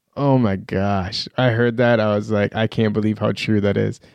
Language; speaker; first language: English; early bilingual, other home language; Persian